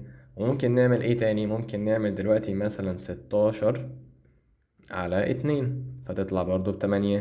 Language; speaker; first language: Arabic; native; Arabic